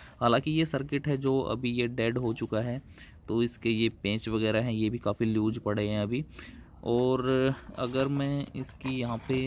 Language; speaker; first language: Hindi; native; Hindi